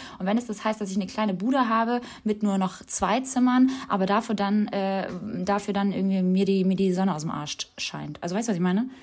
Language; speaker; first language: German; early bilingual, other home language; Albanian